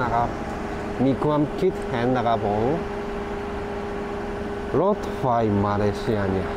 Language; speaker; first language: Thai; non-native, learner; Japanese